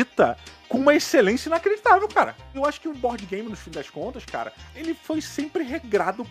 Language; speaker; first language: Portuguese; native; Portuguese